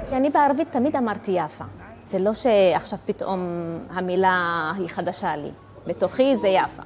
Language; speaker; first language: Hebrew; non-native, local second language; Arabic